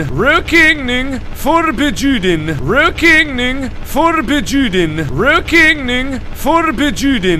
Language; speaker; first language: Swedish; non-native, learner; English